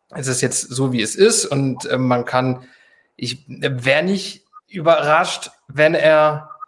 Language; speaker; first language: German; non-native, fluent; Spanish